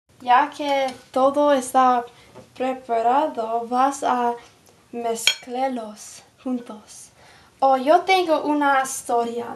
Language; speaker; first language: Spanish; non-native, learner; English